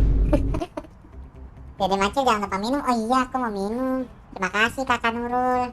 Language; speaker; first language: Indonesian; native; Indonesian